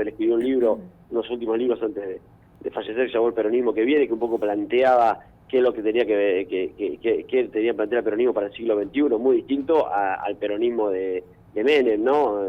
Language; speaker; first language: Spanish; native; Spanish